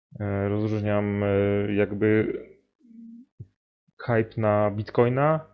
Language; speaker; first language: Polish; native; Polish